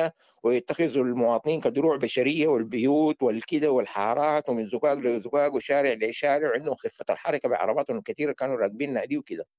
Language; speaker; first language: Arabic; native; Arabic